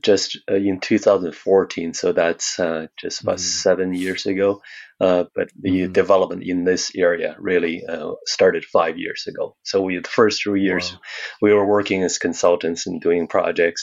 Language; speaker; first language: English; non-native, fluent; Chinese